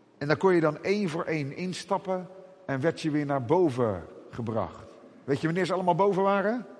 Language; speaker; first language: Dutch; native; Dutch